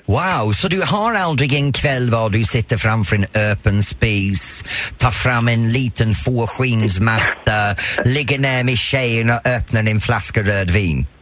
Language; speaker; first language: Swedish; non-native, fluent; English